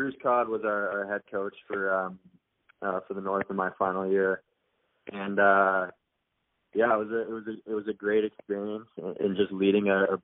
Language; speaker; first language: English; native; English